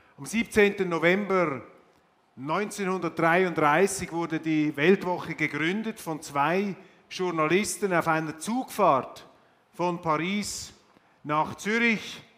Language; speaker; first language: German; native; German